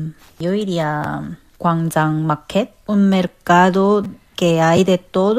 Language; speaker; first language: Spanish; non-native, learner; Korean